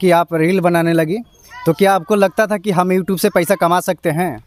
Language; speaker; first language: Hindi; native; Hindi